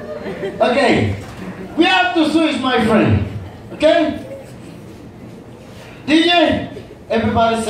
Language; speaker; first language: English; non-native, learner; Spanish